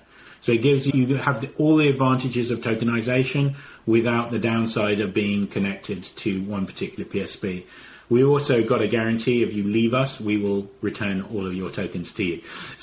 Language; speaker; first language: English; native; English